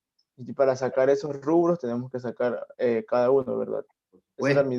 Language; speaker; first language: Spanish; native; Spanish